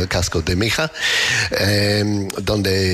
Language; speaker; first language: Spanish; non-native, learner; English